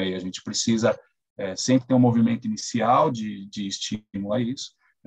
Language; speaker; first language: Portuguese; native; Portuguese